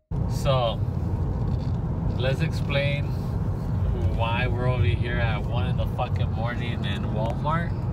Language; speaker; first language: English; early bilingual, other home language; Spanish